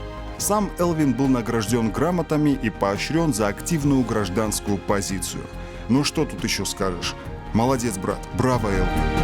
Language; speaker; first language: Russian; native; Russian